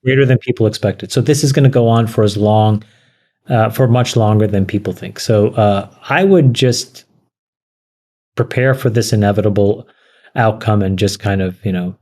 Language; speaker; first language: English; native; English